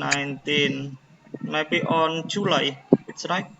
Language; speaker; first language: English; non-native, learner; Indonesian